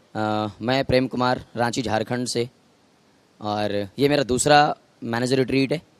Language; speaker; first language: Hindi; native; Hindi